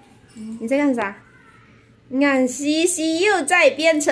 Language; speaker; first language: Chinese; native; Chinese